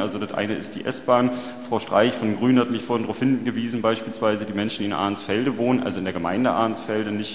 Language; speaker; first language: German; native; German